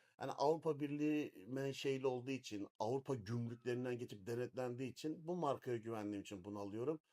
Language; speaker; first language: Turkish; native; Turkish